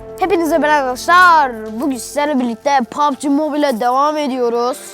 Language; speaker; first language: Turkish; native; Turkish